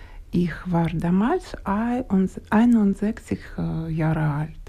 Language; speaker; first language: German; non-native, learner; Ukrainian